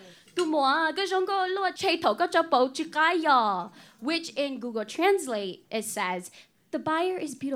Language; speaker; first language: English; non-native, fluent; Spanish